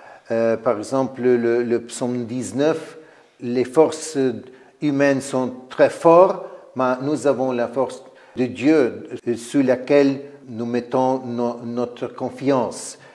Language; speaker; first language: French; non-native, fluent; Ukrainian